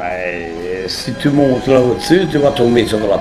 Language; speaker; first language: French; native; French